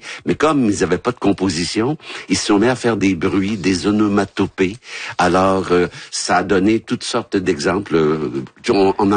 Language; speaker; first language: French; native; French